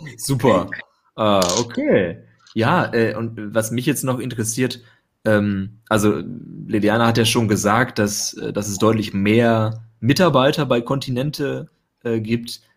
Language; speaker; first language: German; native; German